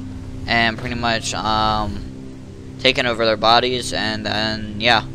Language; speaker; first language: English; native; English